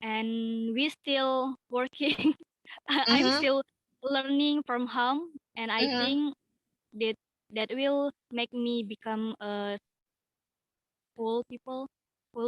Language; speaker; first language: English; non-native, learner; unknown